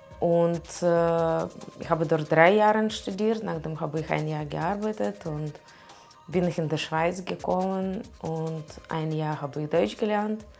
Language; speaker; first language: German; non-native, learner; Russian